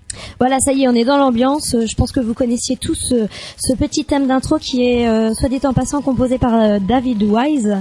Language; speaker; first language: French; native; French